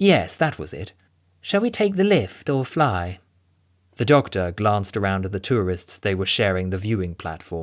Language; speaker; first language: English; native; English